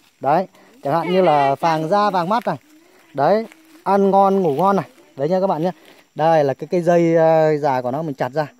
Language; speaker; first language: Vietnamese; non-native, local second language; Muong